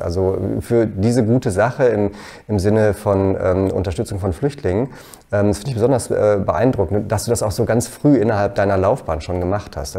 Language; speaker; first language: German; native; German